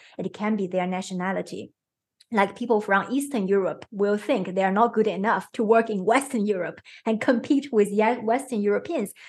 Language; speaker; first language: English; non-native, fluent; Chinese